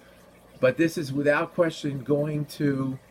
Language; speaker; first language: English; native; English